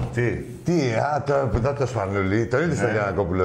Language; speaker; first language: Greek; native; Greek